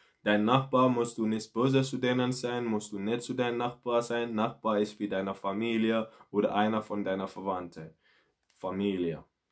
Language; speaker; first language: German; non-native, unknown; Mandingo